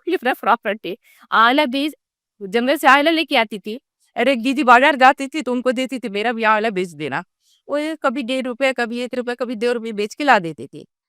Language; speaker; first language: Hindi; non-native, local second language; Gondi